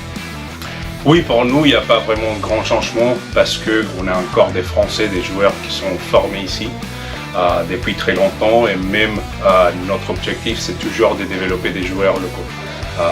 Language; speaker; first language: French; non-native, fluent; Spanish